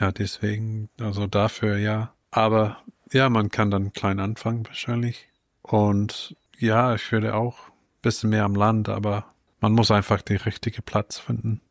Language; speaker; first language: German; non-native, fluent; English